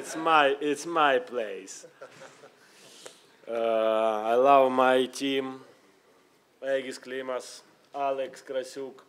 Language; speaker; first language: English; non-native, learner; Russian